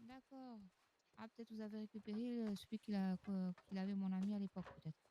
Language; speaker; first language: French; native; French